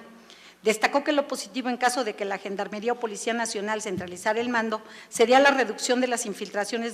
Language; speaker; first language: Spanish; native; Spanish